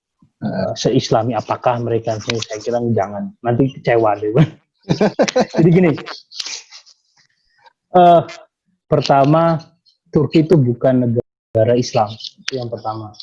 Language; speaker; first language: Indonesian; native; Indonesian